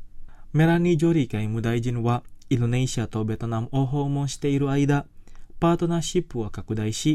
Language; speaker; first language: Japanese; non-native, fluent; Indonesian